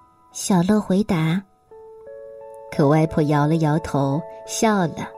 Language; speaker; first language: Chinese; native; Chinese